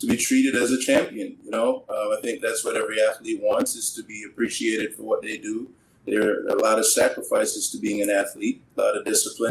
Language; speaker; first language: English; native; English